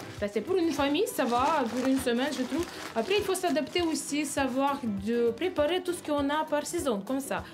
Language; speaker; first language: French; non-native, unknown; Ukrainian